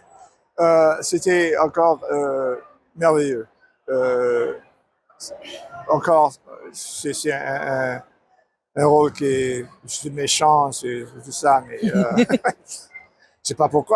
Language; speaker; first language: French; non-native, learner; English